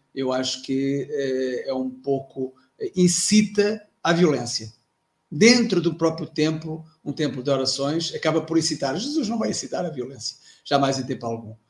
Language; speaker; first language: Portuguese; native; Portuguese